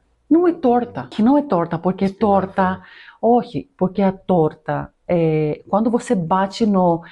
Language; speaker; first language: Portuguese; non-native, fluent; Greek